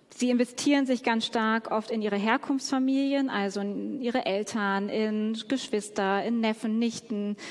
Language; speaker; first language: German; native; German